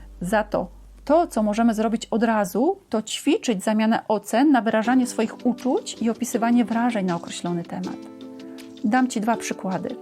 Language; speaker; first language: Polish; native; Polish